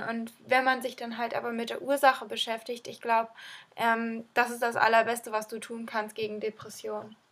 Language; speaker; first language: German; native; German